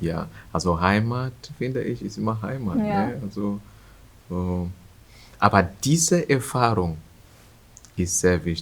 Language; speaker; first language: German; non-native, fluent; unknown